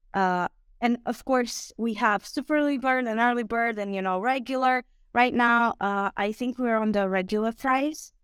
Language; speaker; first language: English; non-native, fluent; Croatian